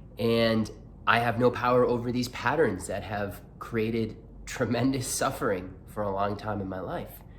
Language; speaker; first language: English; native; English